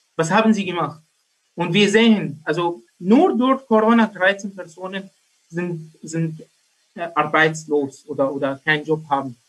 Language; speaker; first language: German; non-native, learner; Arabic